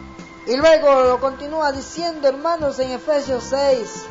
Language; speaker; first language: Spanish; native; Spanish